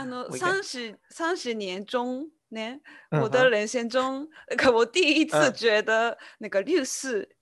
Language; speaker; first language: Chinese; non-native, learner; Japanese